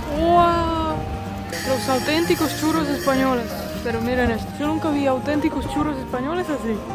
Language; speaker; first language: Spanish; non-native, fluent; Estonian